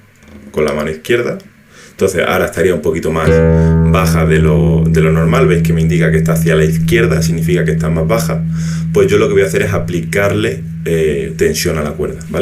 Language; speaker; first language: Spanish; native; Spanish